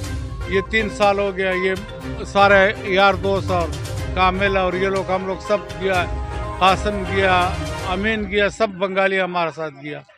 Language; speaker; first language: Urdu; non-native, local second language; Pashto